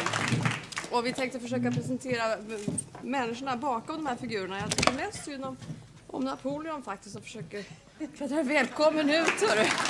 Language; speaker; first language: Swedish; native; Swedish